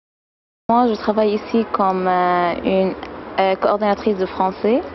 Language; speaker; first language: French; non-native, fluent; Arabic